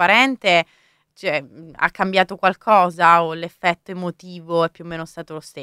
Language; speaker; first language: Italian; native; Italian